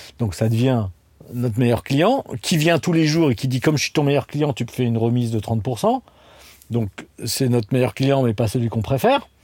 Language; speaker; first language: French; native; French